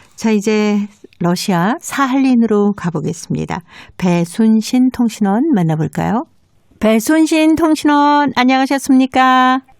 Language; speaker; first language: Korean; native; Korean